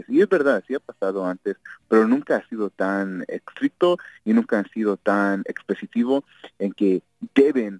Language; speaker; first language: Spanish; early bilingual, heritage; Spanish